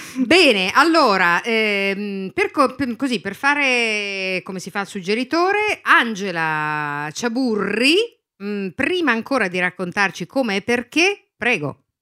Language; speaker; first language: Italian; native; Italian